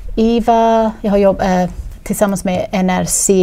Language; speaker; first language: Swedish; non-native, fluent; English